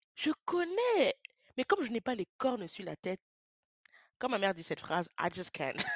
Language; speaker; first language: French; native; French